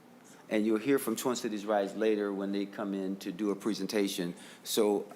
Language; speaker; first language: English; native; English